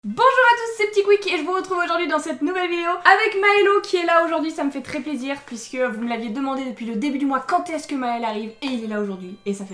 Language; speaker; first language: French; native; French